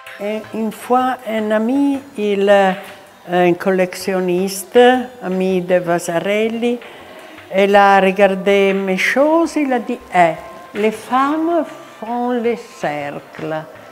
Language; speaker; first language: French; non-native, learner; Italian